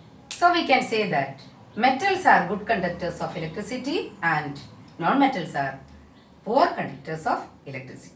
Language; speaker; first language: English; non-native, local second language; Malayalam